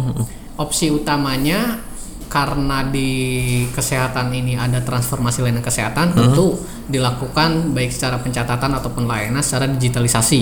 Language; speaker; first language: Indonesian; native; Indonesian